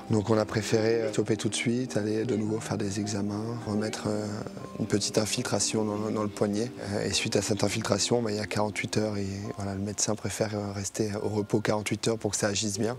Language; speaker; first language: French; native; French